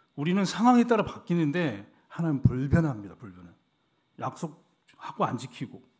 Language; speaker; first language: Korean; native; Korean